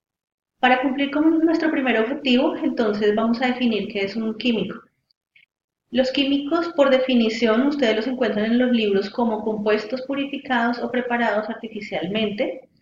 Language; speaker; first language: Spanish; native; Spanish